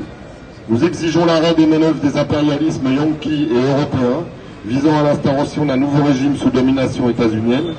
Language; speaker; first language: French; native; French